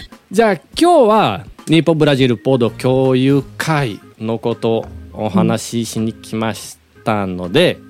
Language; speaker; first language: Japanese; non-native, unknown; Portuguese